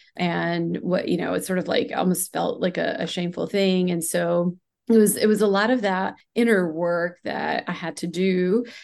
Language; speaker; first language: English; non-native, local second language; Hindi